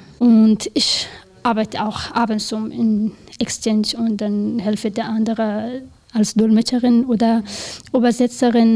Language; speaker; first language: German; non-native, learner; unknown